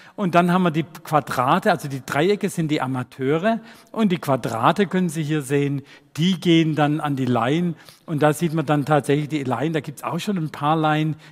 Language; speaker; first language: German; native; German